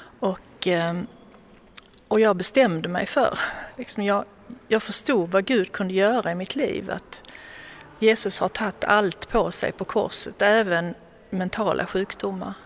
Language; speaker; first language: Swedish; native; Swedish